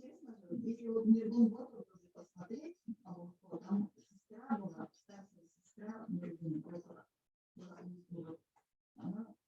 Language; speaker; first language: Russian; native; Russian